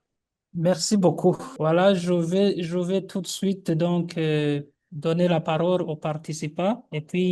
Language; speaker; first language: French; non-native, local second language; Rundi